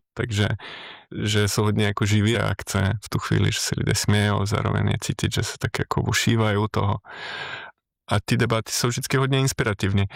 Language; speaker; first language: Czech; non-native, fluent; Slovenian